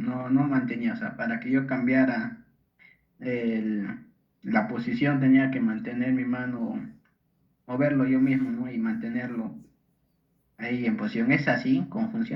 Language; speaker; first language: Spanish; native; Spanish